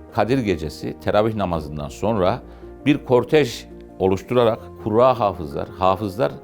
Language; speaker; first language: Turkish; native; Turkish